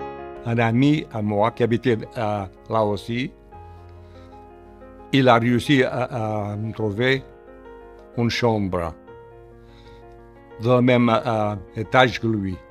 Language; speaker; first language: French; non-native, learner; Portuguese